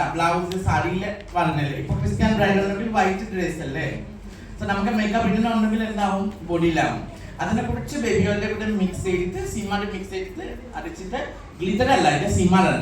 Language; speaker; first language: Malayalam; non-native, local second language; Assamese